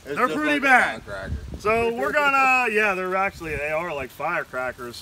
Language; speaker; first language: English; native; English